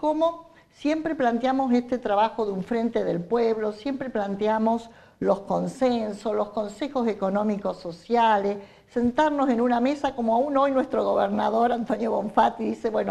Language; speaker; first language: Spanish; native; Spanish